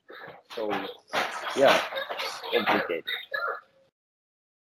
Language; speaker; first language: English; non-native, fluent; Portuguese